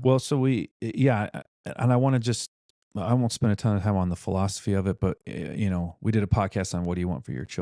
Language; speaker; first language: English; native; English